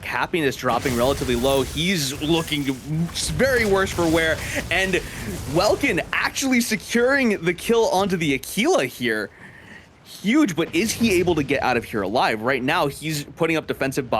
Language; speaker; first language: English; native; English